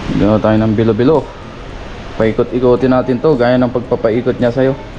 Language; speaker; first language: Filipino; non-native, local second language; Iloko